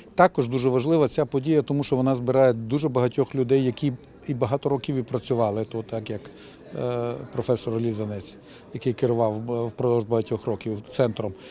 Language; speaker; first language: Ukrainian; native; Ukrainian